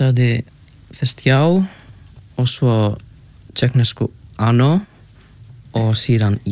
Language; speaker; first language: Icelandic; non-native, learner; Czech